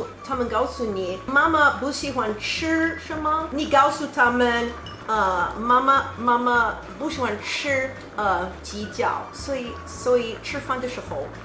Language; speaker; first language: Chinese; non-native, learner; English